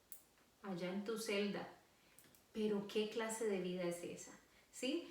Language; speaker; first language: Spanish; native; Spanish